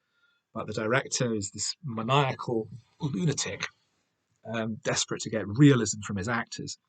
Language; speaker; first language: English; native; English